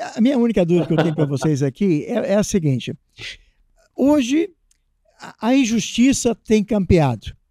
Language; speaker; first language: Portuguese; native; Portuguese